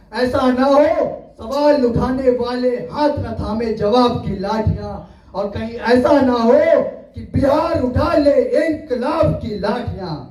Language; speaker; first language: Hindi; native; Hindi